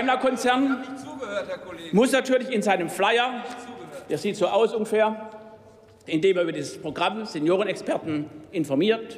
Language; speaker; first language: German; native; German